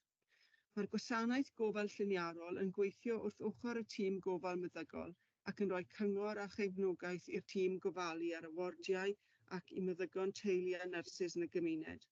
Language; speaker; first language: Welsh; native; Welsh